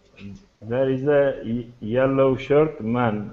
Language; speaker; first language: English; non-native, learner; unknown